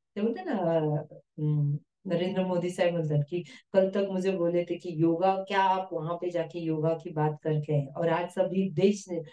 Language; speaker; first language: Hindi; non-native, local second language; Marathi